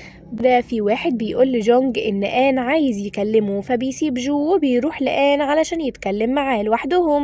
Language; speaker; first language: Arabic; native; Arabic